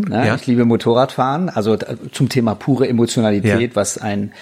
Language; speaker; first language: German; non-native, fluent; French